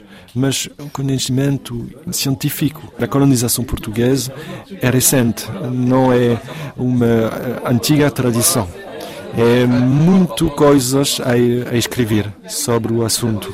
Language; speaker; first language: Portuguese; non-native, fluent; French